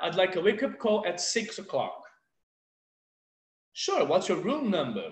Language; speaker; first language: English; non-native, fluent; Portuguese